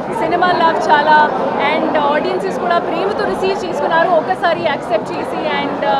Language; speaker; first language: Telugu; non-native, learner; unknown